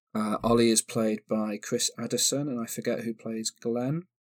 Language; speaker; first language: English; native; English